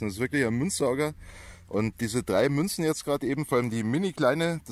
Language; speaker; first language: German; native; German